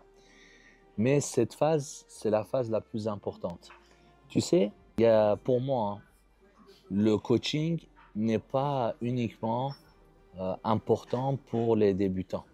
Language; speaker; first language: French; native; French